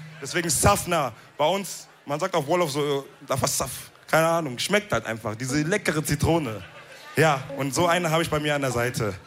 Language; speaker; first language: German; early bilingual, other home language; Wolof